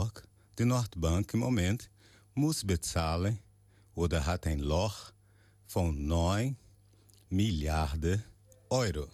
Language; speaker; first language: German; non-native, learner; Portuguese